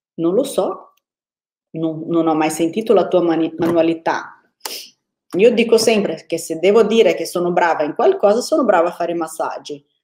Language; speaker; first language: Italian; non-native, fluent; Portuguese